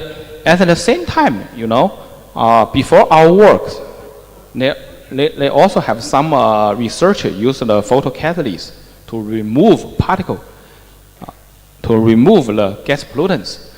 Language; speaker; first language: English; non-native, fluent; Chinese